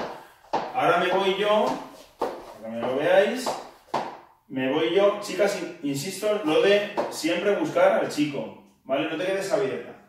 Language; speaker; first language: Spanish; native; Spanish